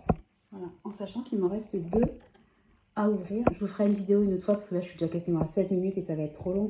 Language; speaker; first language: French; native; French